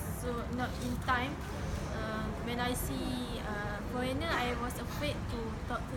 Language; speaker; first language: English; non-native, local second language; Malay